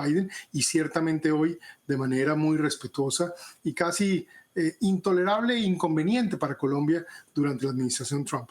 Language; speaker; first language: Spanish; native; Spanish